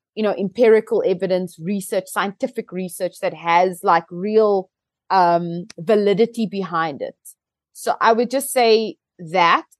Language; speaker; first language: English; native; English